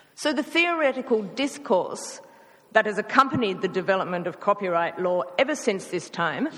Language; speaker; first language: English; native; English